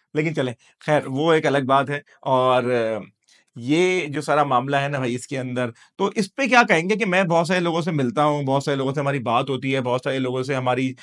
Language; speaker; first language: Urdu; native; Urdu